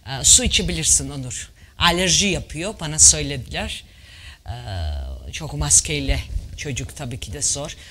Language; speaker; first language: Turkish; non-native, fluent; Georgian